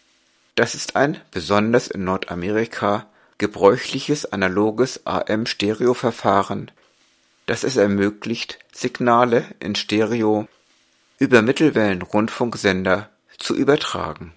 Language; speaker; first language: German; native; German